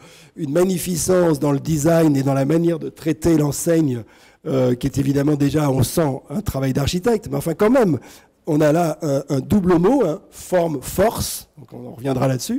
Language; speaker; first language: French; native; French